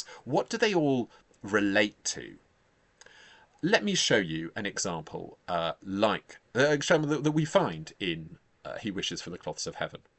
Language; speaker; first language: English; native; English